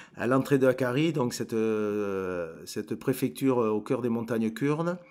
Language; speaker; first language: French; native; French